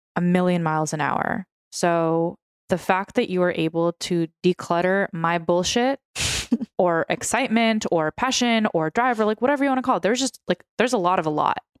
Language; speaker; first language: English; early bilingual, other home language; Russian